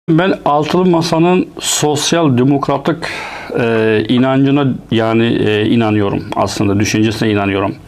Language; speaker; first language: Turkish; non-native, fluent; Arabic